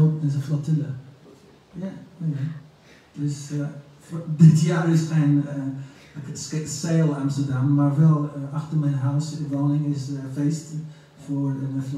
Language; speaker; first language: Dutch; non-native, learner; English